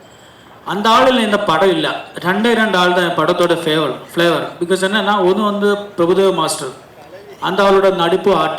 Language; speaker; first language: Tamil; non-native, learner; Malayalam